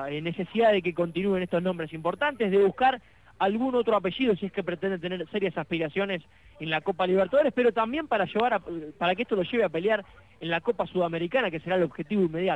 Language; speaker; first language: Spanish; native; Spanish